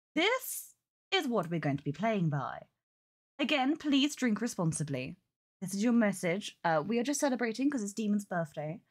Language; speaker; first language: English; native; English